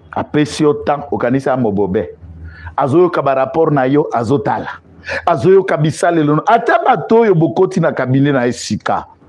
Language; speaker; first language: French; non-native, local second language; Lingala